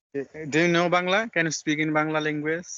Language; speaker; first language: English; non-native, fluent; Bangla